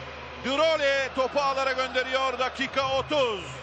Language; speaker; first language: Turkish; native; Turkish